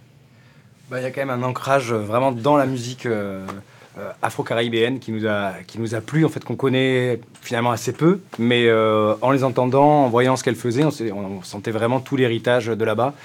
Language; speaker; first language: French; native; French